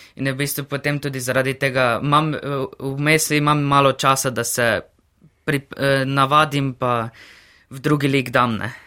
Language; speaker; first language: Slovenian; native; Slovenian